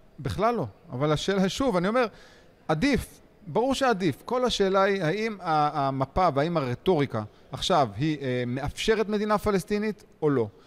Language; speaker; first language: Hebrew; native; Hebrew